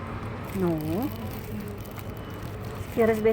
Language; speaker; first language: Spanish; non-native, learner; Filipino